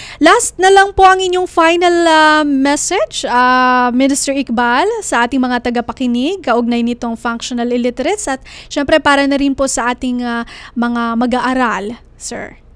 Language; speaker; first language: Filipino; non-native, local second language; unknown